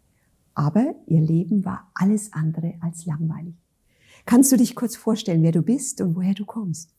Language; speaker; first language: German; native; German